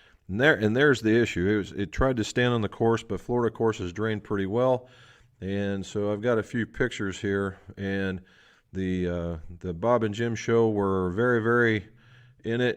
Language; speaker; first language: English; native; English